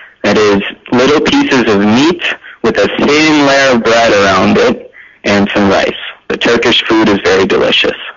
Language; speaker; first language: English; native; English